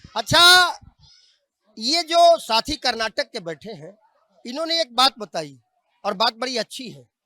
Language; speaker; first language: Hindi; native; Hindi